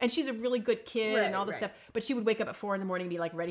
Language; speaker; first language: English; native; English